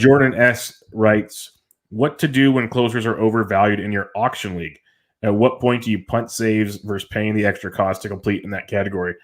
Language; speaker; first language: English; native; English